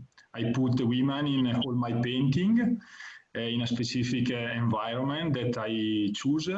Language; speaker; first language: English; non-native, learner; Italian